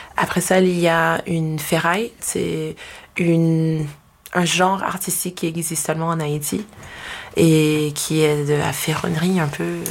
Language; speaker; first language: French; non-native, fluent; English